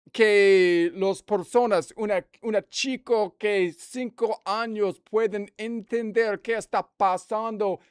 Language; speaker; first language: Spanish; non-native, learner; English